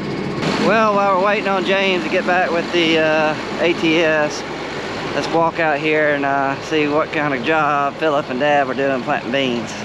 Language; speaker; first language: English; native; English